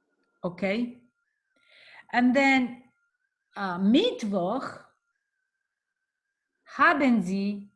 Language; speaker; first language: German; non-native, learner; Italian